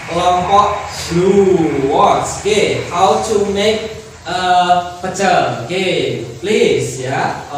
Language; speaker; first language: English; non-native, learner; Indonesian